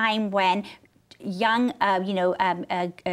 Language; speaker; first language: English; non-native, local second language; Urdu